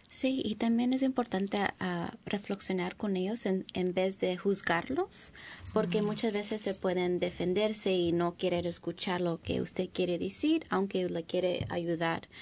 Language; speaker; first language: Spanish; early bilingual, heritage; English